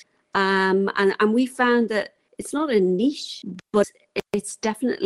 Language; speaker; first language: English; native; English